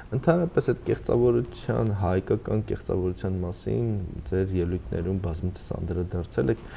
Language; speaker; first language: Armenian; native; Armenian